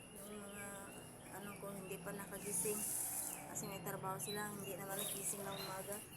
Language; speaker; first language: Filipino; non-native, local second language; Cebuano